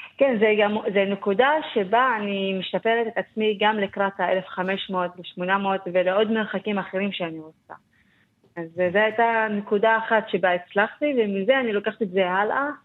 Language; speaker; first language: Hebrew; non-native, local second language; Arabic